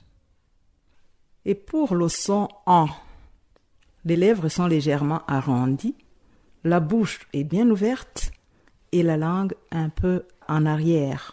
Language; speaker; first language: French; non-native, local second language; Rundi